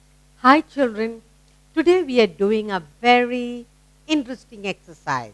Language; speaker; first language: English; non-native, local second language; Tamil